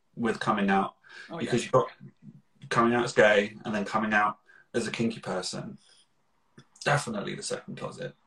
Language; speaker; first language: English; native; English